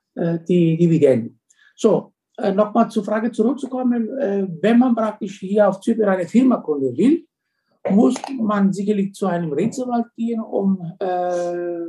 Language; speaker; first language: German; non-native, fluent; Greek